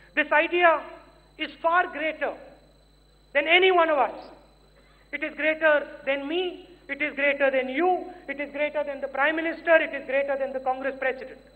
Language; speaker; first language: English; non-native, local second language; Hindi